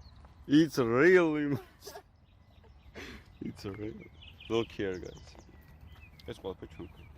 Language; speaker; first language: English; non-native, learner; Georgian